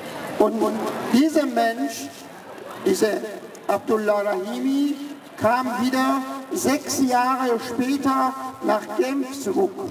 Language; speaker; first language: German; early bilingual, other home language; Persian